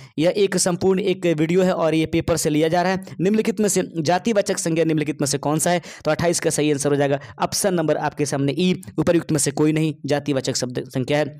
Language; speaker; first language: Hindi; native; Hindi